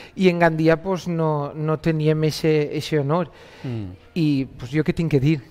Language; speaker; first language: Catalan; native; Catalan